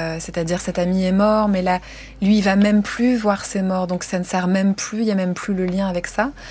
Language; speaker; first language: French; native; French